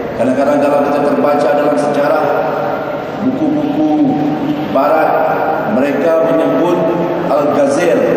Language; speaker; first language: Malay; native; Malay